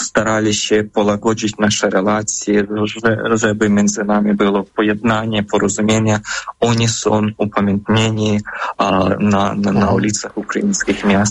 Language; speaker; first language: Polish; non-native, fluent; Ukrainian